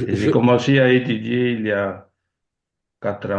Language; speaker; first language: French; non-native, fluent; Dutch